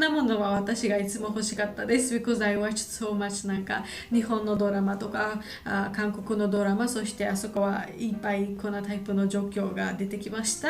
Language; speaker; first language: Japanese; non-native, learner; Georgian